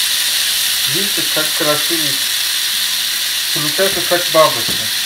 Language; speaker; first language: Russian; non-native, learner; Persian